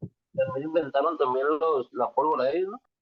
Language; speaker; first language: Spanish; native; Spanish